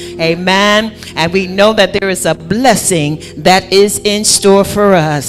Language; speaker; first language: English; native; English